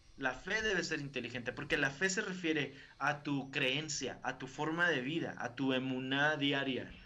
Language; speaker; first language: Spanish; native; Spanish